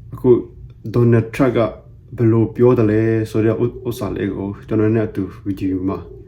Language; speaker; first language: Burmese; non-native, local second language; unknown